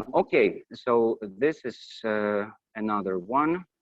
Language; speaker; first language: English; non-native, fluent; Polish